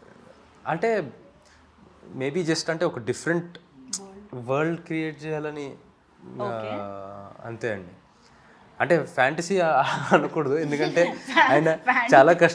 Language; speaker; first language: Telugu; native; Telugu